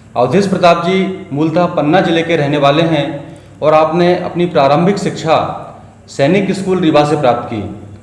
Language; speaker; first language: Hindi; native; Hindi